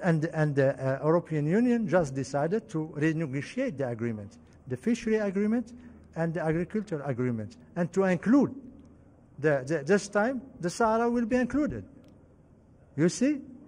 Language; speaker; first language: English; non-native, fluent; Arabic